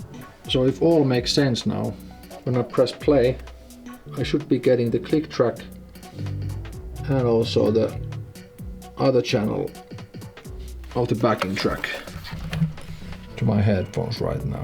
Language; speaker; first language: English; non-native, fluent; Finnish